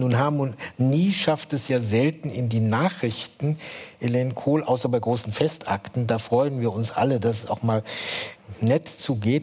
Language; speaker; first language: German; native; German